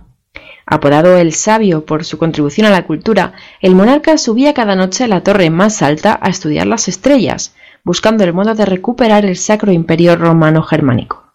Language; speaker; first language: Spanish; native; Spanish